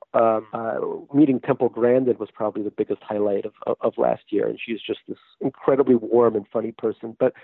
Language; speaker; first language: English; native; English